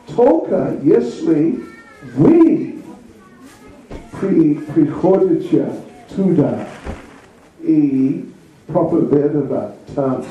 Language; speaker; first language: Russian; non-native, learner; English